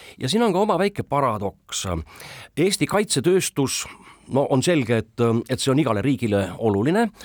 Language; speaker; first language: Estonian; native; Estonian